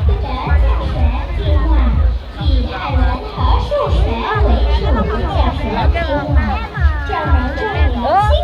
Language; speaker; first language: Chinese; non-native, learner; Thai